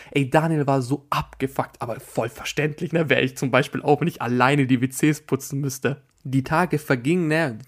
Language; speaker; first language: German; native; German